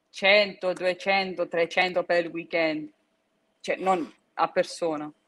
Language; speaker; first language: Italian; early bilingual, heritage; Italian